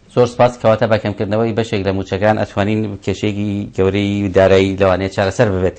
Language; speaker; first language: Central Kurdish; non-native, local second language; Kurdish